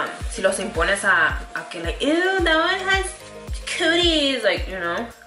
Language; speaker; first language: English; early bilingual, other home language; Spanish